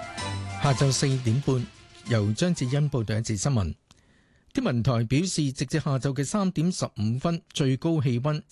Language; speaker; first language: Cantonese; native; Cantonese